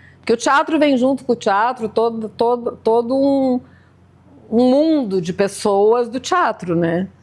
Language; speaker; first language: Portuguese; native; Portuguese